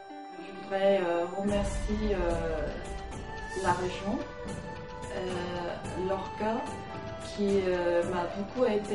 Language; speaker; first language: French; non-native, learner; Chinese